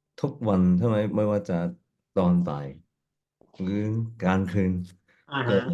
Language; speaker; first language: Thai; non-native, fluent; Cantonese